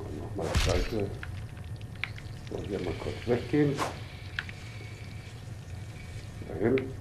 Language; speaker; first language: German; native; German